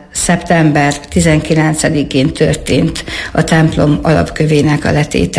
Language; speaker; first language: Hungarian; native; Hungarian